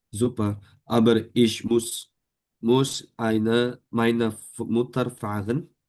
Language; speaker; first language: German; non-native, learner; Indonesian